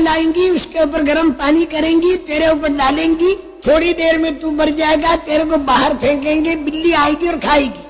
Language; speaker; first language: Urdu; native; Urdu